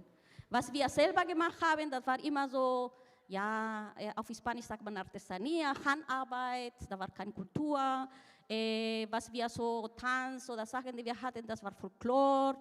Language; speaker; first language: German; non-native, fluent; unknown